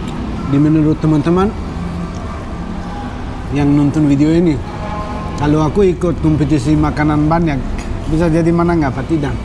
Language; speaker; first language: Indonesian; non-native, fluent; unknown